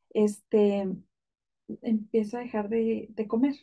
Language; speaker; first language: Spanish; native; Spanish